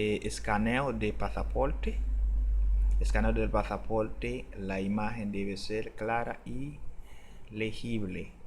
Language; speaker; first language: Spanish; non-native, learner; Haitian Creole